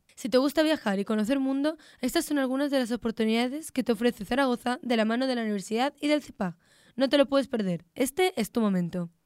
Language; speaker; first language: Spanish; native; Spanish